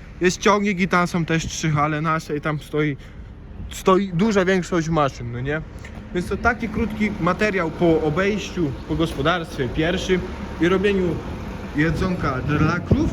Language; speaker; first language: Polish; native; Polish